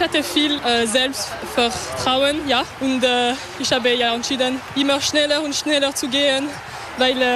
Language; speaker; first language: German; non-native, learner; French